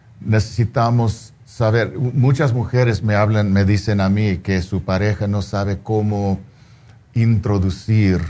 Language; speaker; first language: Spanish; non-native, fluent; English